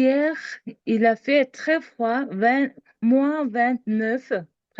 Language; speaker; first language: French; non-native, learner; Mongolian